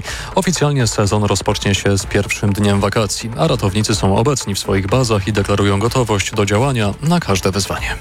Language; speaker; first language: Polish; native; Polish